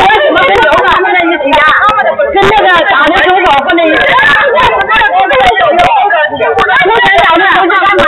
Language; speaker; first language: Chinese; native; Chinese